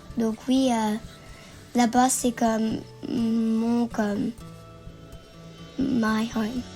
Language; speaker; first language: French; early bilingual, heritage; French